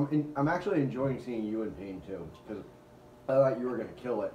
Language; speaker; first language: English; native; English